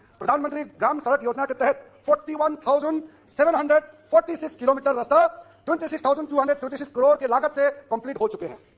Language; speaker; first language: Hindi; non-native, local second language; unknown